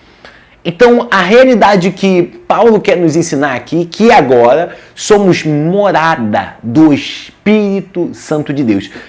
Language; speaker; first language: Portuguese; native; Portuguese